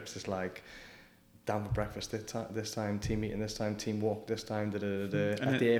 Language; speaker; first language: English; native; English